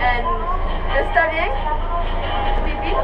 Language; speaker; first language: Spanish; non-native, learner; English